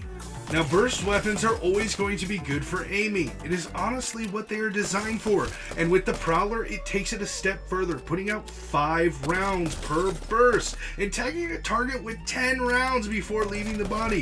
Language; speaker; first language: English; native; English